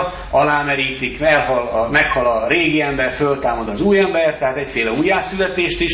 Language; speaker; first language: Hungarian; native; Hungarian